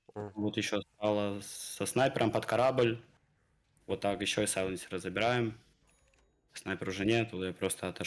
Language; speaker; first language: Russian; native; Russian